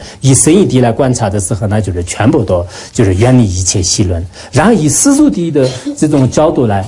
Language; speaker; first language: Chinese; non-native, local second language; Tibetan